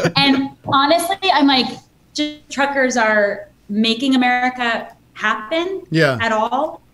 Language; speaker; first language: English; native; English